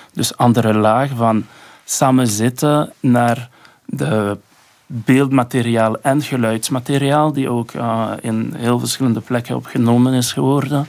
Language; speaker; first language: Dutch; non-native, local second language; French